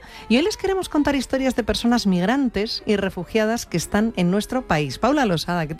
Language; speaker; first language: Spanish; native; Spanish